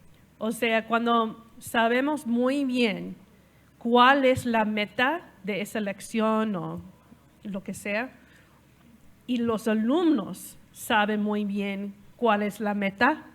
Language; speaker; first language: Spanish; non-native, learner; English